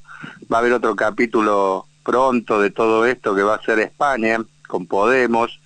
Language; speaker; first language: Spanish; native; Spanish